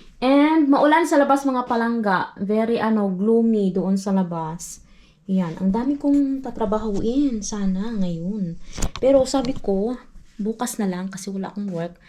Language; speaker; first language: Filipino; non-native, local second language; Hiligaynon